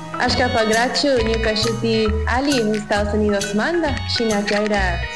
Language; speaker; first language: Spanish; non-native, fluent; English